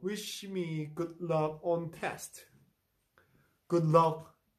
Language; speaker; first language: English; non-native, learner; Korean